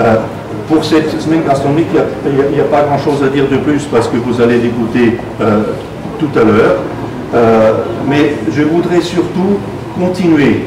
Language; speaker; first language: French; non-native, fluent; German